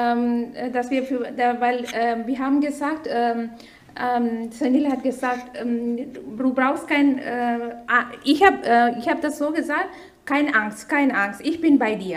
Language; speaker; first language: German; non-native, learner; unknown